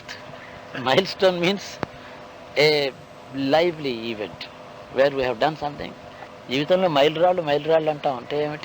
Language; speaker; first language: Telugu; native; Telugu